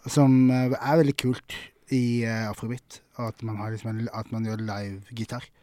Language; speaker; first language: Norwegian; native; Norwegian